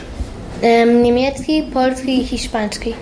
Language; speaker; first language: Polish; early bilingual, heritage; Polish